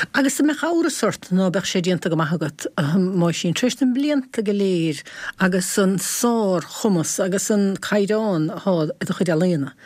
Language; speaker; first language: Irish; native; Irish